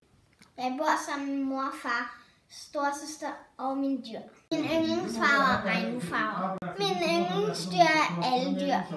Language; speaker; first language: Danish; early bilingual, other home language; Turkish